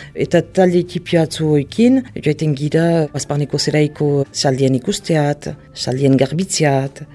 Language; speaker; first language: Basque; native; Basque